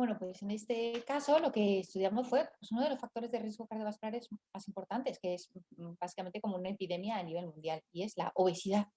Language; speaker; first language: Spanish; native; Spanish